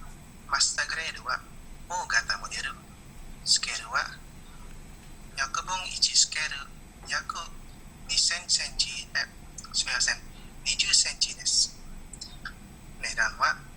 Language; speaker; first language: Japanese; non-native, learner; Indonesian